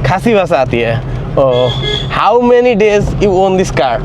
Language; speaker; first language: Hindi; non-native, learner; Bangla